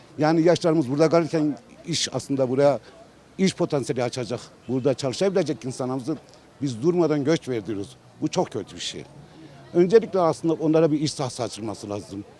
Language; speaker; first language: Turkish; non-native, local second language; Kurdish